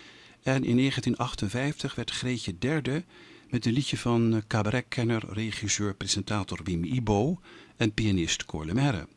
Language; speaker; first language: Dutch; native; Dutch